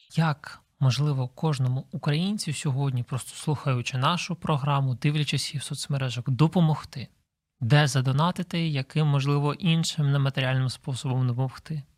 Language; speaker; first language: Ukrainian; native; Ukrainian